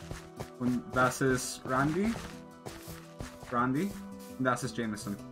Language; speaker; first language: German; non-native, learner; English